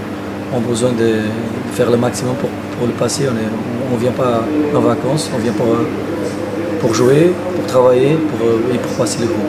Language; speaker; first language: French; non-native, fluent; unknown